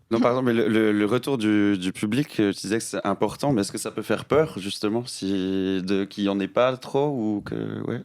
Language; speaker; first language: French; native; French